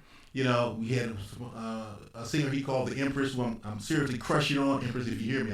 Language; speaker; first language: English; native; English